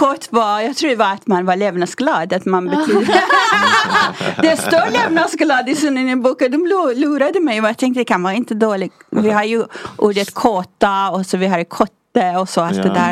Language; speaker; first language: Swedish; non-native, fluent; Persian